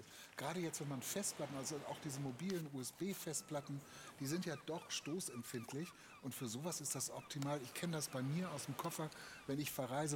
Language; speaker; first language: German; native; German